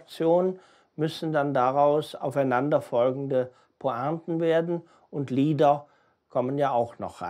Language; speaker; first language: German; native; German